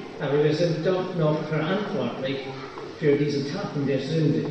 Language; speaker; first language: German; non-native, fluent; Polish